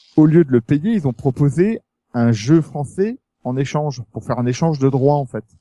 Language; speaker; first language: French; native; French